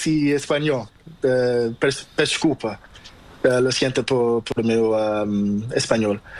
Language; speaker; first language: Spanish; non-native, learner; Portuguese